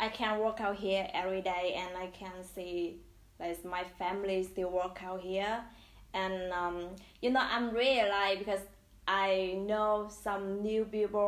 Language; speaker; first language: English; non-native, learner; Vietnamese